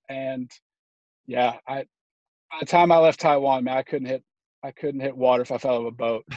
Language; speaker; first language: English; native; English